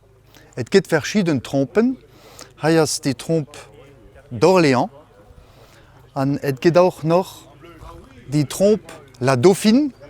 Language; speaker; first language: German; non-native, local second language; Luxembourgish